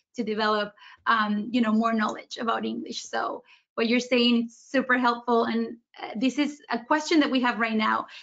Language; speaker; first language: English; early bilingual, other home language; Spanish